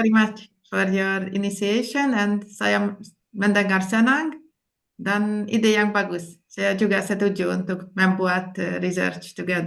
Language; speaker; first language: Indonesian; non-native, fluent; Hungarian